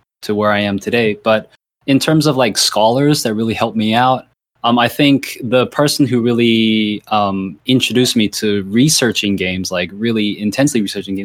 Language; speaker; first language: English; early bilingual, other home language; Thai